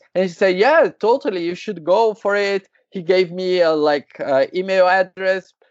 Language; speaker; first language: English; non-native, learner; Portuguese